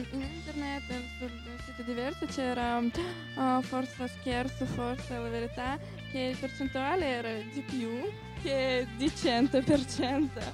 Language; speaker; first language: Italian; non-native, learner; Russian